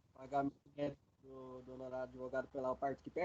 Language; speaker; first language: Portuguese; native; Portuguese